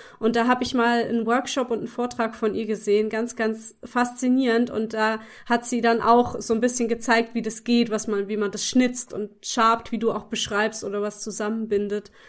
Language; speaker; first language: German; native; German